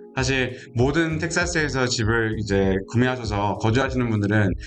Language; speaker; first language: Korean; native; Korean